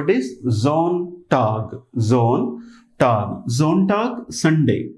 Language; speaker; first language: German; non-native, fluent; Telugu